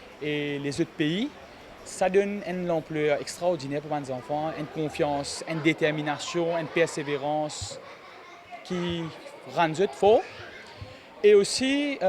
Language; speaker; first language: French; non-native, local second language; Morisyen